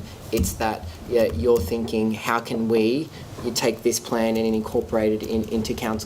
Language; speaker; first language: English; native; English